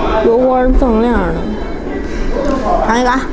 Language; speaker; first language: Chinese; native; Chinese